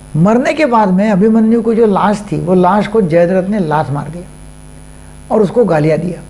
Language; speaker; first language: Hindi; non-native, local second language; Marathi